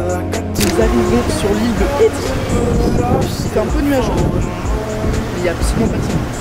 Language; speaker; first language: French; native; French